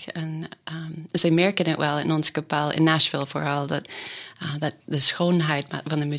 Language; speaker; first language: Dutch; non-native, fluent; English